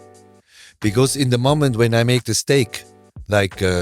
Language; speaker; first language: English; non-native, learner; German